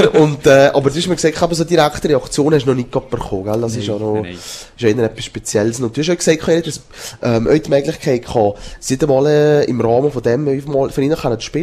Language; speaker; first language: German; native; German